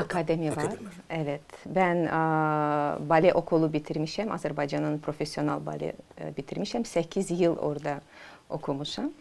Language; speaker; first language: Turkish; non-native, learner; Azerbaijani